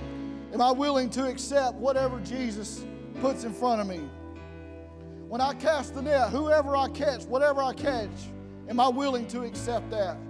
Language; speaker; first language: English; native; English